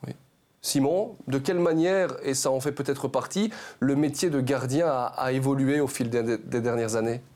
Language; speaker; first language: French; native; French